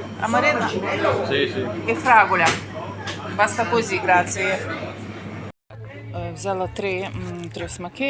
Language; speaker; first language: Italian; non-native, learner; Ukrainian